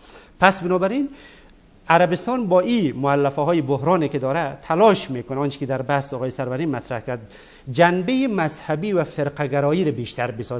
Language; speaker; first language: Persian; native; Persian